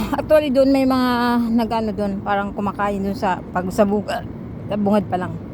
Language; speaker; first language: Filipino; non-native, local second language; Cebuano